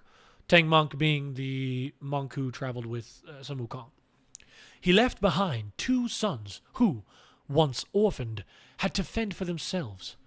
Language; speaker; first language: English; native; English